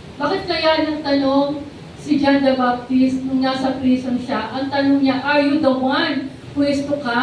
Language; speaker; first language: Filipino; native; Filipino